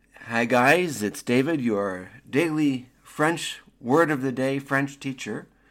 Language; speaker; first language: English; native; English